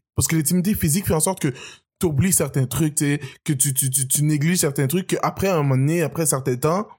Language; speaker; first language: French; native; French